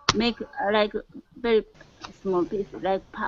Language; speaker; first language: English; non-native, learner; Japanese